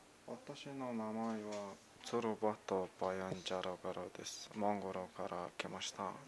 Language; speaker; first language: Japanese; non-native, learner; Mongolian